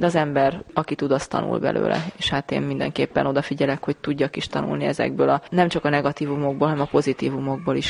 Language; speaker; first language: Hungarian; native; Hungarian